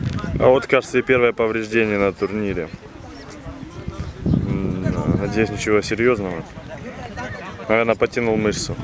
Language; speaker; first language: Russian; native; Russian